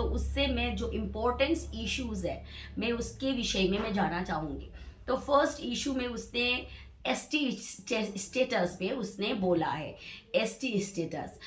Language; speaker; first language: Hindi; non-native, local second language; Manipuri